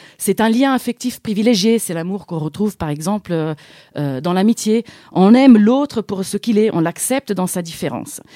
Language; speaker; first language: French; non-native, fluent; Italian